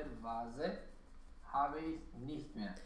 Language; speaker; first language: German; non-native, learner; Romanian